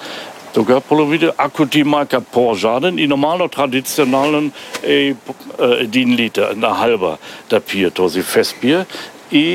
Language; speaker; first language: Bulgarian; non-native, learner; German